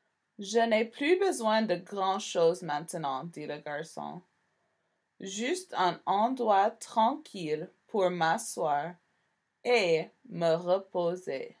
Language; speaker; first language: French; non-native, fluent; English